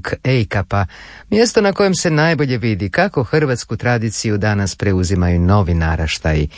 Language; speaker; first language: Serbian; native; Serbian